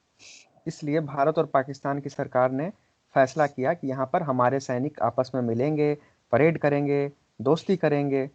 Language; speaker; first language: Hindi; native; Hindi